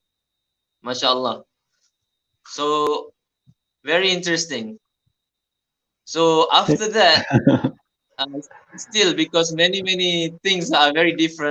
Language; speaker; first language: English; non-native, fluent; Malay